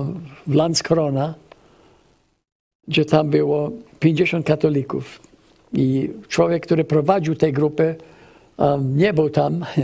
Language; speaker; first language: Polish; early bilingual, heritage; English